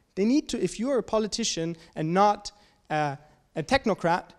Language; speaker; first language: English; non-native, fluent; German